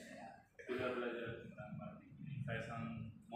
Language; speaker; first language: Indonesian; non-native, learner; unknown